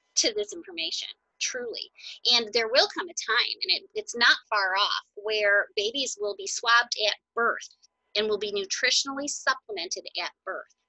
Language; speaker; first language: English; native; English